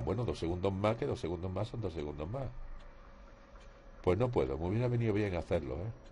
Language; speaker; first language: Spanish; native; Spanish